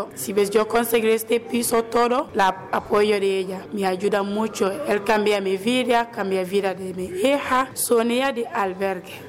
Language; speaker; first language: Spanish; non-native, learner; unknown